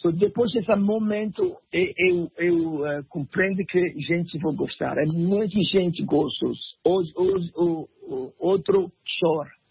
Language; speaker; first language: Portuguese; non-native, learner; French